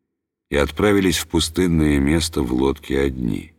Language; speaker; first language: Russian; native; Russian